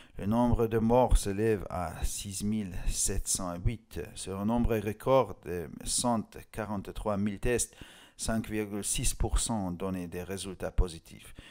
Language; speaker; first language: French; non-native, fluent; Hungarian